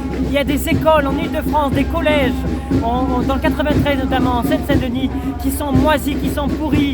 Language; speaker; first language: French; native; French